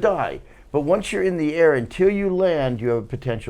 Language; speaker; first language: English; native; English